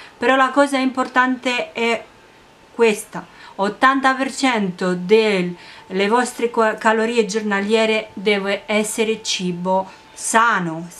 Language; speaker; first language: Italian; non-native, fluent; Romanian